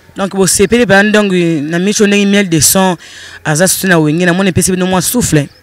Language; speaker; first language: Lingala; native; Lingala